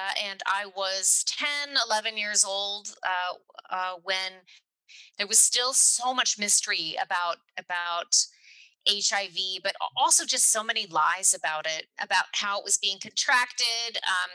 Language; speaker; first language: English; native; English